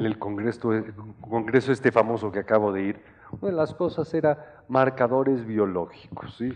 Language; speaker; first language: Spanish; native; Spanish